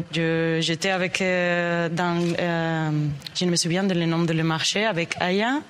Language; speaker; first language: French; non-native, learner; Spanish